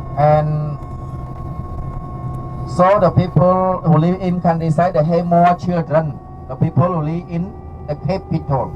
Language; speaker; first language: English; non-native, learner; Khmer